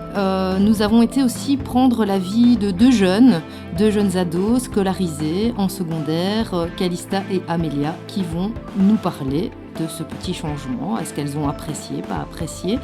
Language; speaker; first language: French; native; French